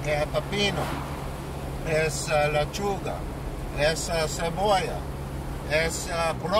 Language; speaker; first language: Spanish; non-native, learner; English